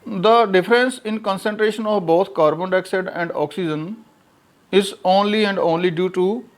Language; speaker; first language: English; non-native, local second language; Punjabi